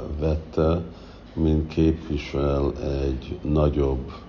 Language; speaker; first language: Hungarian; early bilingual, heritage; Hungarian